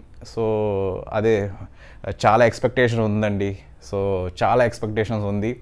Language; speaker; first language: Telugu; non-native, learner; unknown